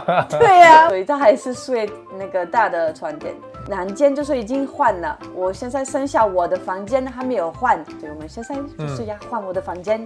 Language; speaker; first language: Chinese; non-native, fluent; French